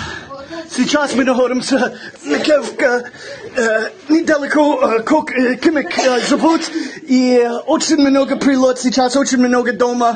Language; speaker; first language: Russian; non-native, learner; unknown